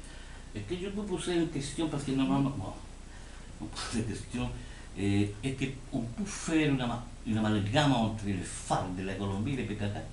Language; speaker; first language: French; non-native, fluent; Spanish